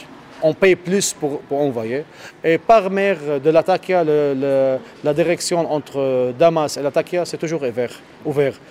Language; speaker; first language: French; non-native, learner; Arabic